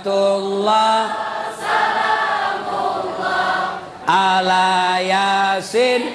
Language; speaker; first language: Indonesian; native; Indonesian